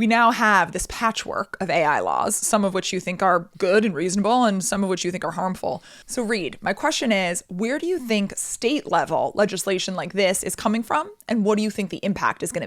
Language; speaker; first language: English; native; English